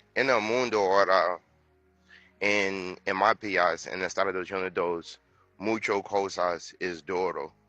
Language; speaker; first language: Spanish; non-native, learner; English